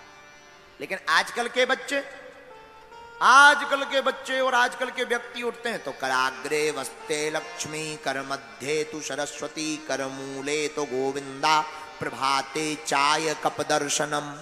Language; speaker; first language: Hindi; native; Hindi